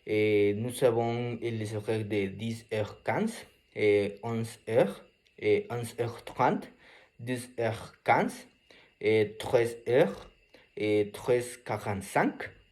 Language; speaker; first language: French; non-native, learner; Spanish